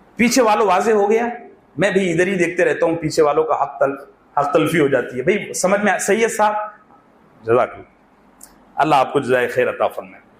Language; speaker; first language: Urdu; native; Urdu